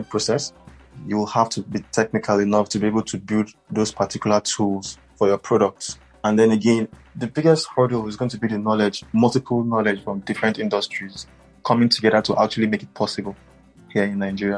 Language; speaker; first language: English; non-native, local second language; Hausa